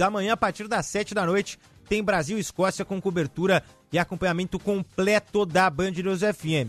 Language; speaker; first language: Portuguese; native; Portuguese